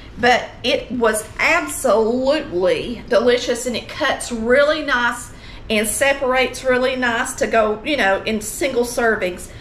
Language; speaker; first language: English; native; English